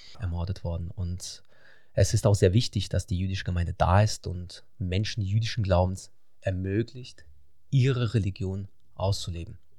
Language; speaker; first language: German; non-native, fluent; Russian